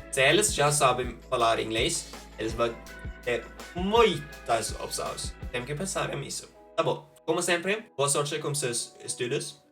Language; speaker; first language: Portuguese; non-native, fluent; Norwegian